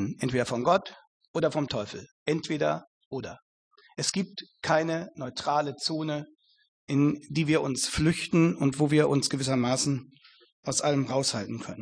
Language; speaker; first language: German; native; German